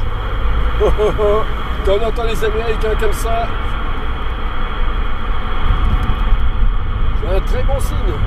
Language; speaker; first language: French; native; French